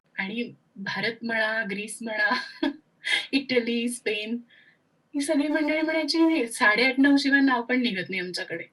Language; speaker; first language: Marathi; native; Marathi